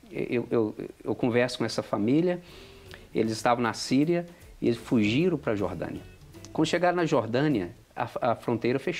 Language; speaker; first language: Portuguese; native; Portuguese